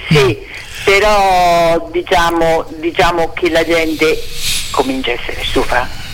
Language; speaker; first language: Italian; native; Italian